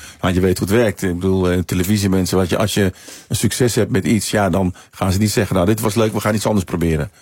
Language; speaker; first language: Dutch; early bilingual, other home language; Sranan Tongo